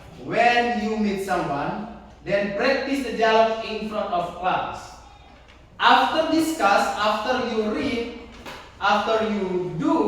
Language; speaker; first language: English; non-native, learner; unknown